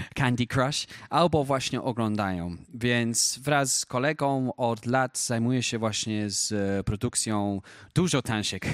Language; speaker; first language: Polish; non-native, fluent; English